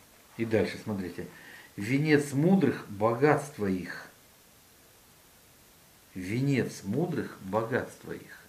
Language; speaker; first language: Russian; native; Russian